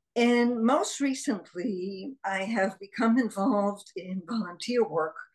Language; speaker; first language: English; early bilingual, other home language; Hebrew